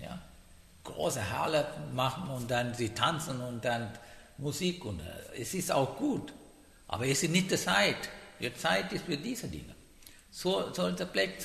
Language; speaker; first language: German; non-native, learner; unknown